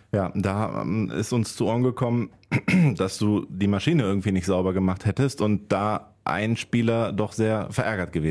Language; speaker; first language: German; native; German